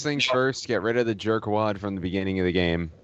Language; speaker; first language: English; native; English